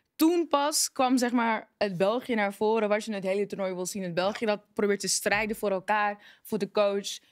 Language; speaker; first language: Dutch; native; Dutch